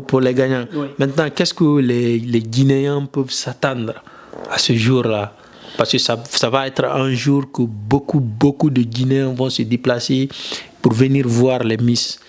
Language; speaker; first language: French; non-native, local second language; Fula